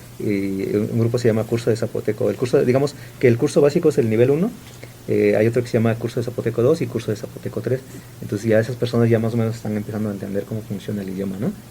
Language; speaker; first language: Spanish; non-native, local second language; Zapotec